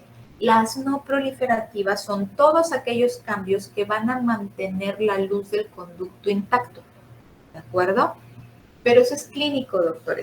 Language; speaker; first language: Spanish; native; Spanish